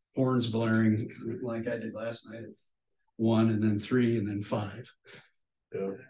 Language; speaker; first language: English; native; English